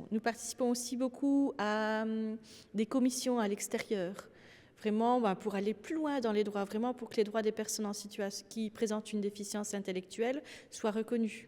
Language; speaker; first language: French; native; French